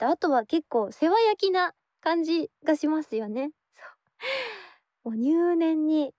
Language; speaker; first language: Japanese; native; Japanese